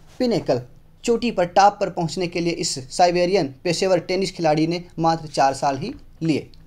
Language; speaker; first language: Hindi; native; Hindi